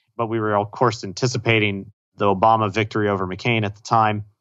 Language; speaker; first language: English; native; English